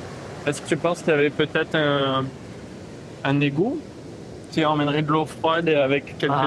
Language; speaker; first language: French; native; French